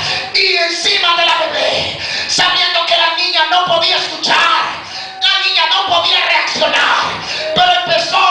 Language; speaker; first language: Spanish; native; Spanish